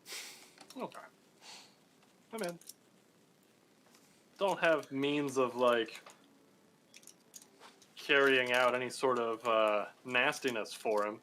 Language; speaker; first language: English; native; English